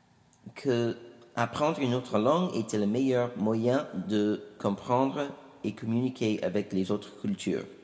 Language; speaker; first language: French; non-native, fluent; English